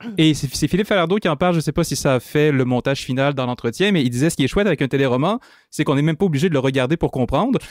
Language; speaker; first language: French; native; French